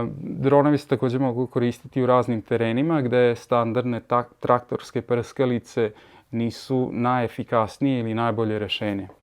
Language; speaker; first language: Serbian; early bilingual, heritage; Serbian